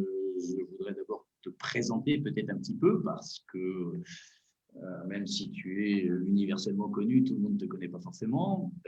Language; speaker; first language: French; native; French